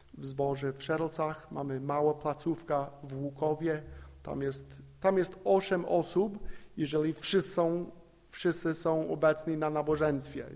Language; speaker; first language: Polish; non-native, fluent; English